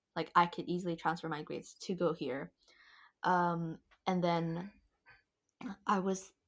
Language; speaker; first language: English; non-native, fluent; Indonesian